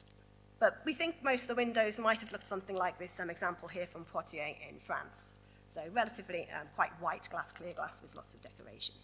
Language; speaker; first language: English; native; English